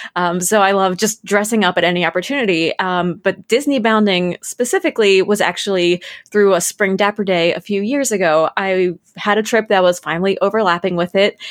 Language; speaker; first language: English; native; English